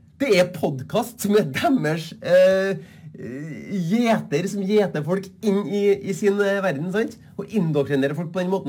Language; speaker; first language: Norwegian; native; Norwegian